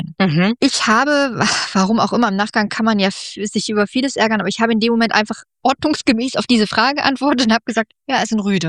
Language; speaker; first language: German; native; German